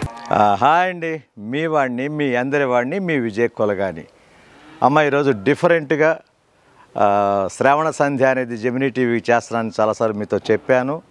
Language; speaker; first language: Telugu; native; Telugu